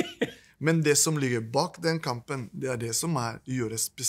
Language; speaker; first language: Norwegian; non-native, fluent; Spanish